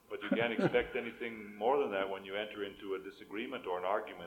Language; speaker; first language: English; native; English